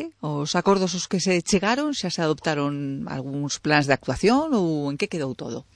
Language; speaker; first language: Galician; native; Galician